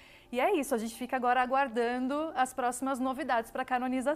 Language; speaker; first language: Portuguese; native; Portuguese